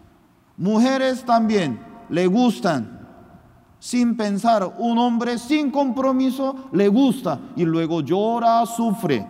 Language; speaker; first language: Spanish; non-native, fluent; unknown